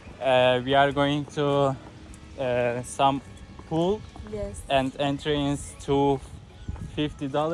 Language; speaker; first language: English; non-native, learner; Turkish